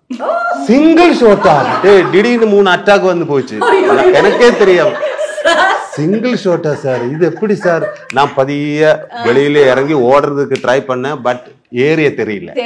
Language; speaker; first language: Tamil; non-native, learner; Malayalam